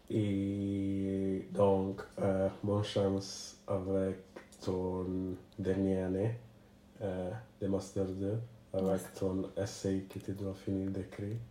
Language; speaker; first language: French; non-native, learner; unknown